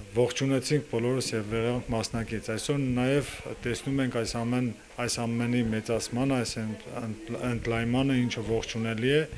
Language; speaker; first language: Armenian; native; Armenian